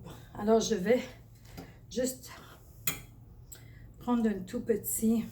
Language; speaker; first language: French; early bilingual, other home language; Italian